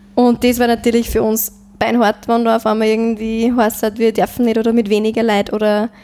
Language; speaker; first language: German; native; German